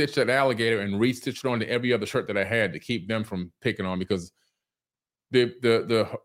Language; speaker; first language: English; native; English